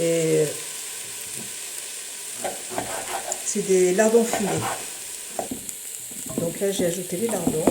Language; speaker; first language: French; native; French